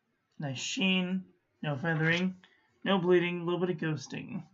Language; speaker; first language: English; native; English